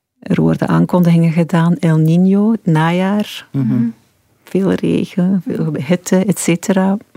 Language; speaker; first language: Dutch; native; Dutch